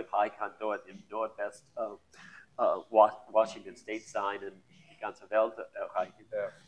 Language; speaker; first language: German; non-native, learner; English